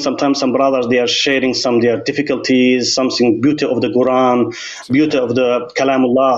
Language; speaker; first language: English; non-native, learner; Azerbaijani